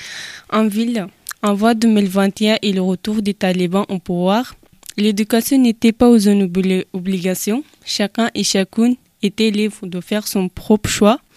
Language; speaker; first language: French; non-native, learner; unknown